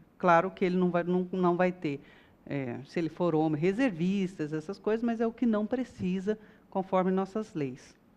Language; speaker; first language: Portuguese; native; Portuguese